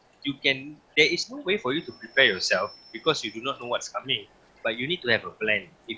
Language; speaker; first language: English; native; English